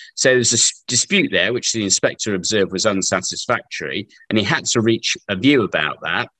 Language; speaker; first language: English; native; English